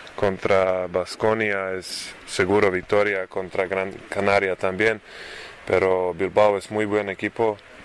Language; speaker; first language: Spanish; non-native, learner; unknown